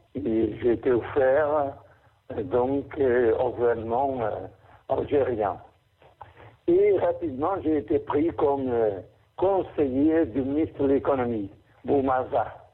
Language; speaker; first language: French; non-native, fluent; Portuguese